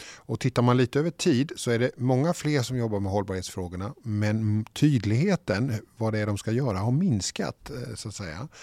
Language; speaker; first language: Swedish; native; Swedish